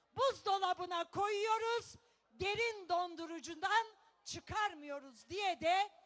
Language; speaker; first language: Turkish; native; Turkish